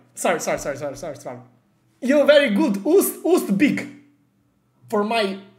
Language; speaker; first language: English; non-native, learner; Serbian